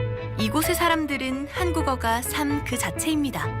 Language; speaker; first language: Korean; native; Korean